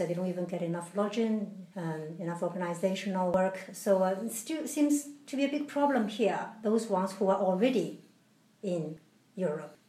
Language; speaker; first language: English; non-native, fluent; Chinese